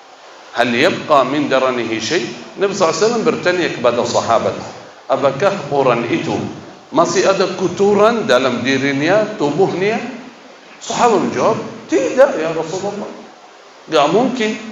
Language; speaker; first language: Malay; non-native, fluent; Arabic